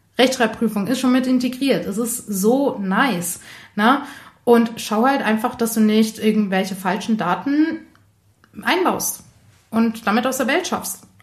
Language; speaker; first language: German; early bilingual, other home language; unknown